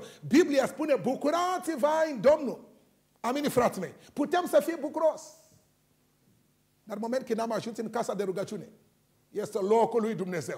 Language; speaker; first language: Romanian; non-native, learner; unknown